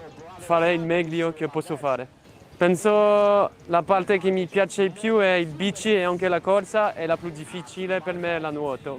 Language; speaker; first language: Italian; non-native, learner; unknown